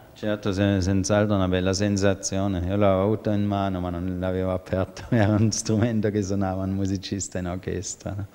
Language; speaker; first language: Italian; non-native, fluent; German